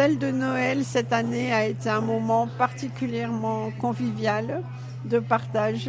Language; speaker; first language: French; native; French